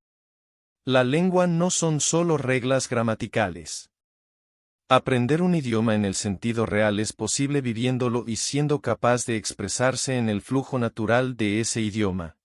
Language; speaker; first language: Spanish; non-native, fluent; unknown